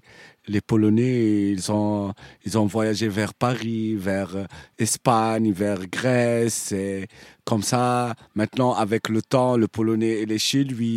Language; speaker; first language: French; non-native, fluent; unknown